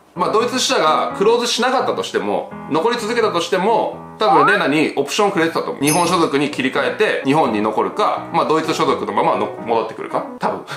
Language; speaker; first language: Japanese; native; Japanese